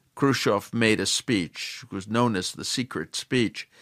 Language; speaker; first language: English; native; English